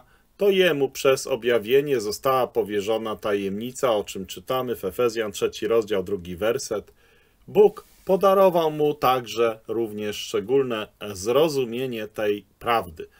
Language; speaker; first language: Polish; native; Polish